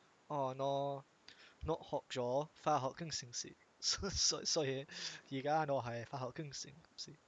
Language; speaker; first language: Chinese; non-native, learner; English